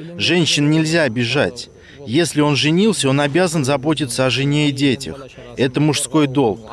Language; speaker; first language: Russian; non-native, local second language; Kazakh